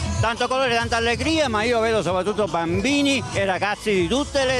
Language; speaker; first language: Italian; native; Italian